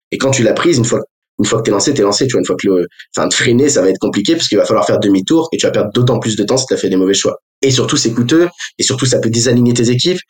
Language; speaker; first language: French; native; French